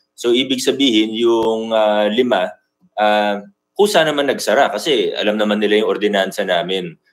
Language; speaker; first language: Filipino; native; Filipino